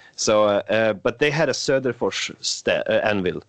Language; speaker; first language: English; non-native, fluent; Swedish